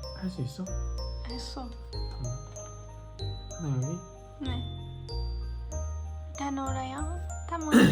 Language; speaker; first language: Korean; non-native, learner; Turkish